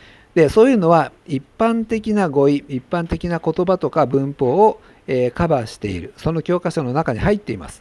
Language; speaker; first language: Japanese; native; Japanese